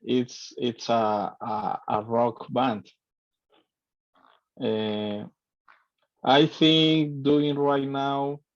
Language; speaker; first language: English; non-native, learner; Spanish